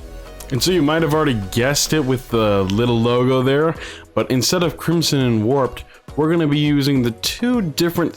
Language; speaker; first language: English; native; English